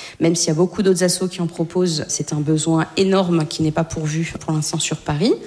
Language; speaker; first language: French; native; French